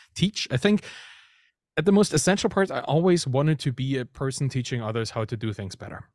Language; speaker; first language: English; non-native, fluent; German